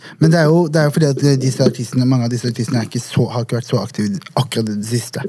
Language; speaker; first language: Norwegian; early bilingual, other home language; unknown